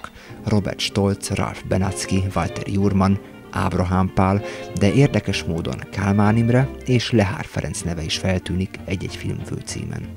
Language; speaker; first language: Hungarian; native; Hungarian